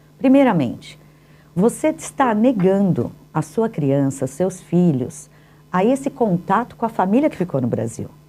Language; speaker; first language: Portuguese; native; Portuguese